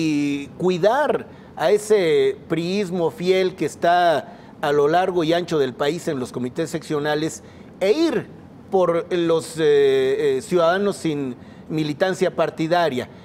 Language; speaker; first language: Spanish; native; Spanish